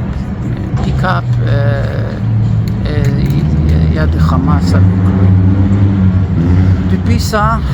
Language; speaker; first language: French; non-native, learner; Hebrew